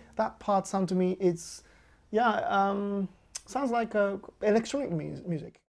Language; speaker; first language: English; non-native, fluent; Japanese